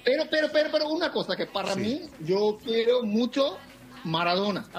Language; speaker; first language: Spanish; non-native, fluent; Bangla